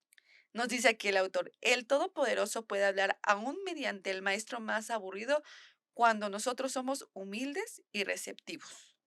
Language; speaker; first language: Spanish; native; Spanish